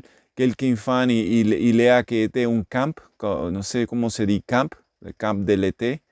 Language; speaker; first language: French; non-native, learner; English